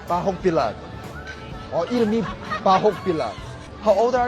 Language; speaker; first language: English; non-native, fluent; Korean